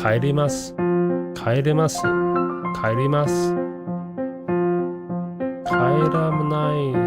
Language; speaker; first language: Japanese; non-native, learner; English